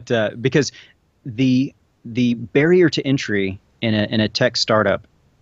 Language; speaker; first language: English; native; English